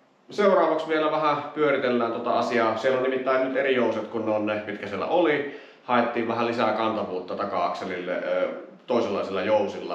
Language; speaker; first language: Finnish; native; Finnish